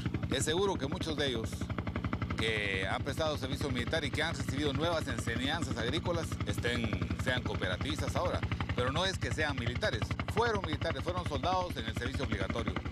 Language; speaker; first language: Spanish; native; Spanish